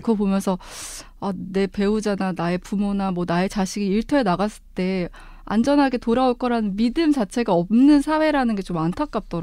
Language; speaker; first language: Korean; native; Korean